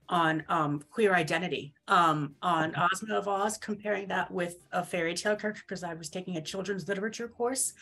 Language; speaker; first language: English; native; English